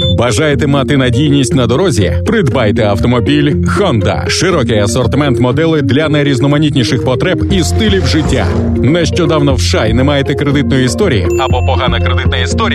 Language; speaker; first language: Ukrainian; native; Ukrainian